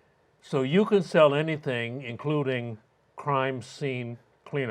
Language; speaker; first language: English; native; English